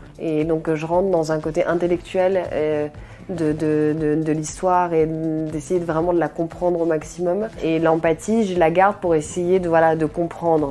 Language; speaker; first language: French; native; French